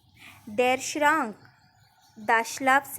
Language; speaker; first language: German; non-native, fluent; Marathi